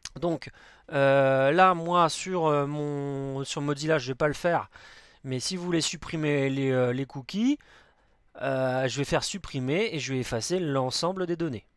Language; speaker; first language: French; native; French